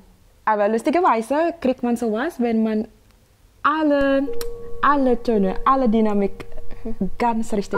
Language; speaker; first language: German; non-native, fluent; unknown